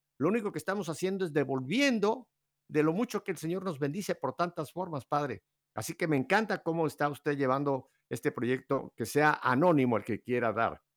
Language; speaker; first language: Spanish; native; Spanish